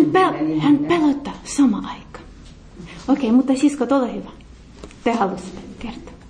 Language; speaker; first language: Finnish; non-native, learner; Russian